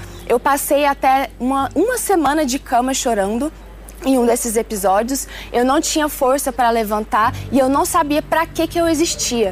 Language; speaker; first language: Portuguese; early bilingual, other home language; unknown